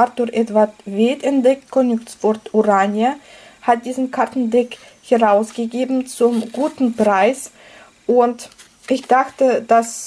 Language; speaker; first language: German; non-native, fluent; Russian